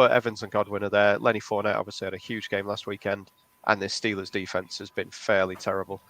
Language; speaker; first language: English; native; English